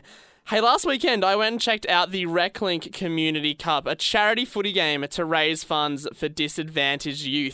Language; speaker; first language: English; native; English